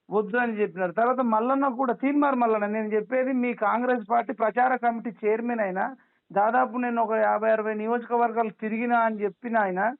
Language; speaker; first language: Telugu; native; Telugu